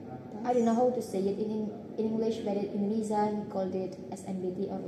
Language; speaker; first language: English; non-native, learner; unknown